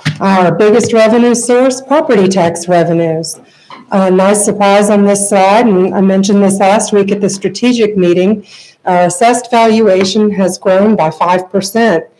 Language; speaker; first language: English; native; English